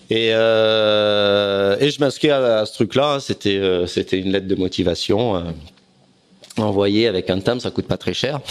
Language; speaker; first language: French; native; French